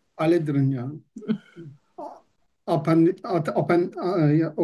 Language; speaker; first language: German; non-native, learner; Turkish